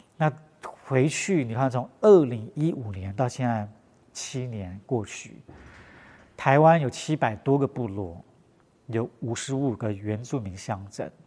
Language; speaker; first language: Chinese; non-native, local second language; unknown